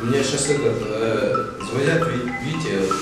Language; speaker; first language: Russian; non-native, local second language; Kyrgyz